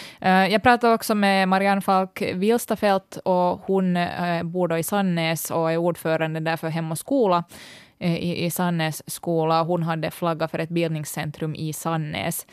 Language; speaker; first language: Swedish; native; Swedish